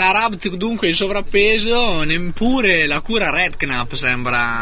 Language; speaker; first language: Italian; native; Italian